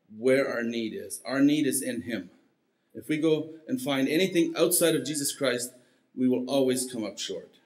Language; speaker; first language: English; early bilingual, heritage; Spanish